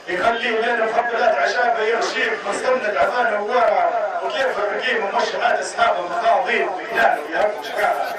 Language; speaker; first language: Arabic; native; Arabic